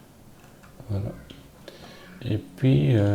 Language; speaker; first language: French; non-native, learner; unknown